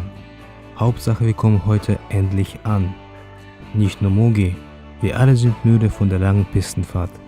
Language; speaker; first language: German; native; German